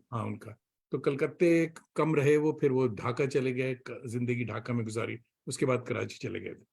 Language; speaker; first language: Urdu; native; Urdu